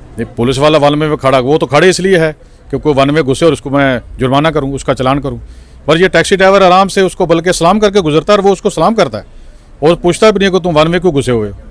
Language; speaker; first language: Urdu; native; Urdu